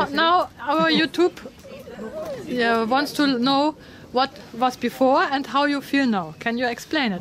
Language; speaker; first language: English; non-native, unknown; German